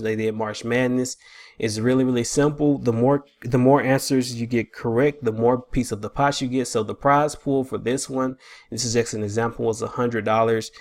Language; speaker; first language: English; native; English